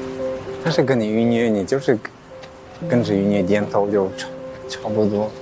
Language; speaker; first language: Chinese; early bilingual, heritage; English